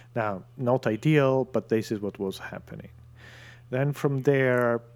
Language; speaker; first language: English; non-native, fluent; Italian